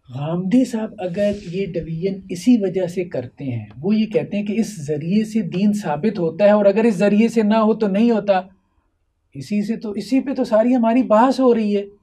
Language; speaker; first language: Urdu; native; Urdu